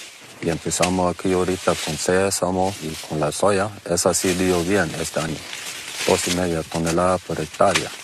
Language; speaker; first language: Spanish; non-native, local second language; Plautdietsch